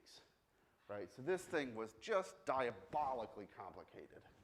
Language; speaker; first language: English; native; English